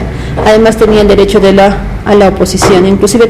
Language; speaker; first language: Spanish; native; Spanish